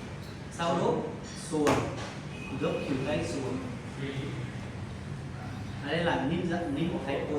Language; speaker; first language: Vietnamese; non-native, learner; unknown